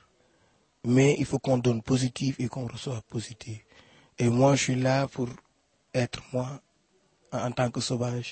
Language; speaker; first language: French; non-native, local second language; Wolof